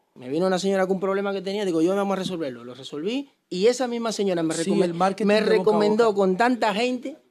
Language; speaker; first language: Spanish; native; Spanish